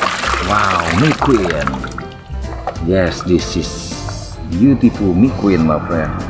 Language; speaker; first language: English; non-native, learner; Indonesian